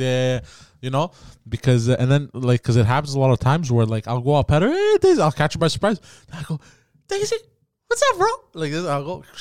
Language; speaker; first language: English; early bilingual, other home language; Greek